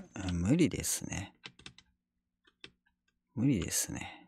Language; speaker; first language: Japanese; native; Japanese